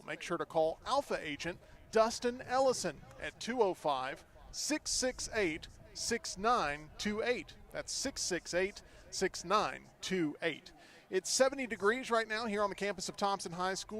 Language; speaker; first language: English; native; English